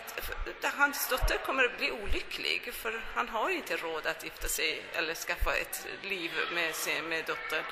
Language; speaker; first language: Swedish; non-native, fluent; Persian